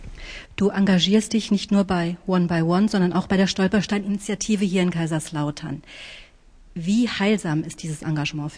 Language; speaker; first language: German; native; German